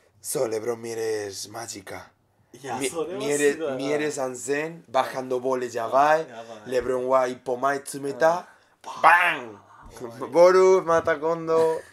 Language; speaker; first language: Japanese; non-native, learner; Spanish